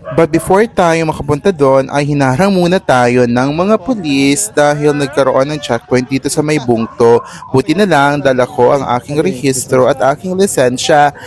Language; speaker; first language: Filipino; non-native, local second language; Waray